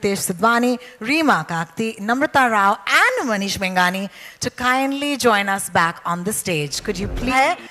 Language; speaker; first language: English; non-native, local second language; Hindi